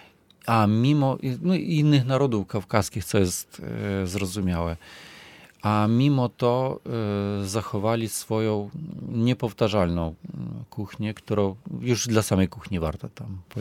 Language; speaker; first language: Polish; non-native, fluent; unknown